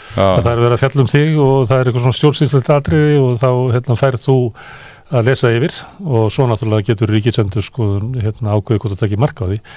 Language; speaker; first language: Icelandic; native; Icelandic